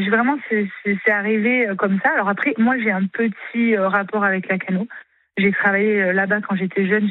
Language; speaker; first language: French; native; French